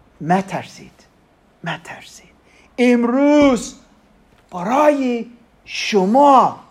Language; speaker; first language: Persian; non-native, learner; German